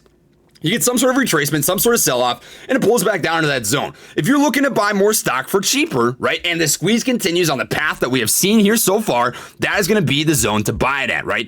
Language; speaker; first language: English; native; English